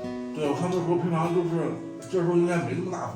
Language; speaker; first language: Chinese; native; Chinese